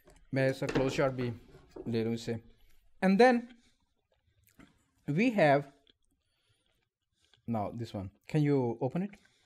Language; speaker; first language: English; non-native, local second language; Punjabi